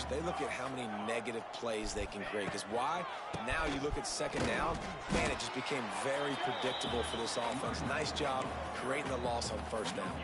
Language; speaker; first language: English; native; English